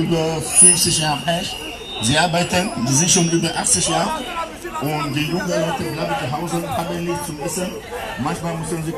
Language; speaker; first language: German; non-native, learner; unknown